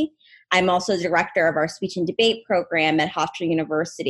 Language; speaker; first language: English; native; English